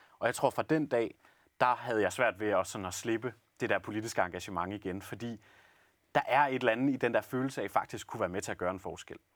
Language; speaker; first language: Danish; native; Danish